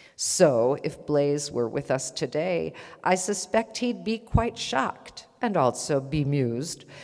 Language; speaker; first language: English; native; English